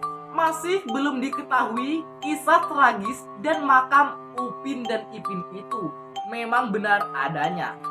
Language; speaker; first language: Indonesian; native; Indonesian